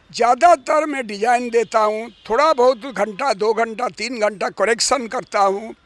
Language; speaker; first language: Hindi; non-native, local second language; Odia